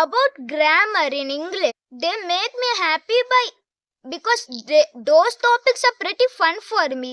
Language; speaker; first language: English; non-native, local second language; Hindi